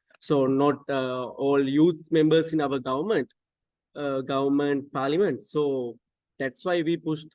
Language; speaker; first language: English; non-native, local second language; Sinhala